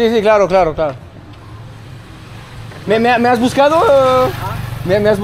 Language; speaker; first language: Spanish; non-native, learner; French